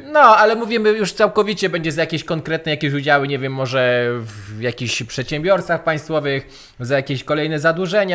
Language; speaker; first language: Polish; native; Polish